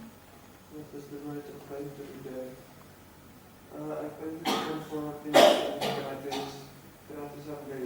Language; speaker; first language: English; non-native, learner; Indonesian